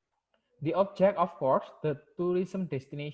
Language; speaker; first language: English; non-native, local second language; Indonesian